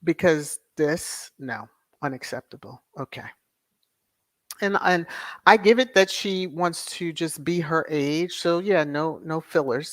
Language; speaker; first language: English; native; English